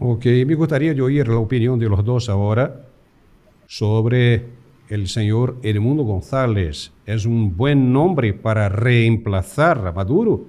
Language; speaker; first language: Spanish; non-native, fluent; Portuguese